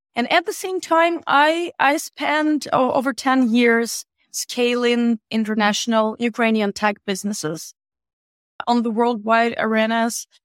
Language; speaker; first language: English; non-native, fluent; Ukrainian